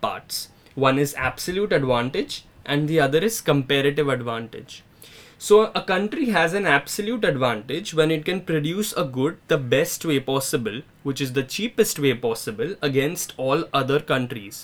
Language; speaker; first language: English; non-native, local second language; Hindi